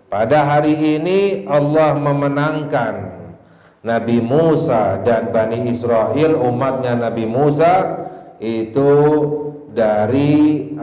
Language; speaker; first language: Indonesian; native; Indonesian